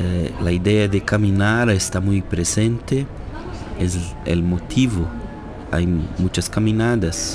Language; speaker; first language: Spanish; non-native, fluent; Portuguese